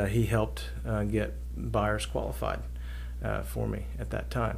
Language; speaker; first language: English; native; English